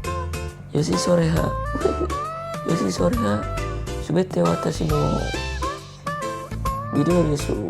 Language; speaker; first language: Japanese; non-native, learner; Indonesian